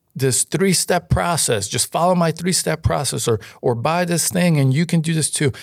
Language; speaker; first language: English; non-native, fluent; Ukrainian